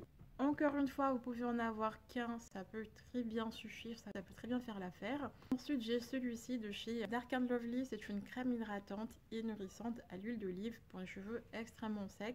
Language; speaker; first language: French; native; French